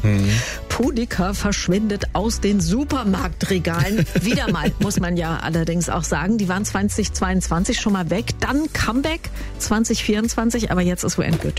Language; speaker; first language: German; native; German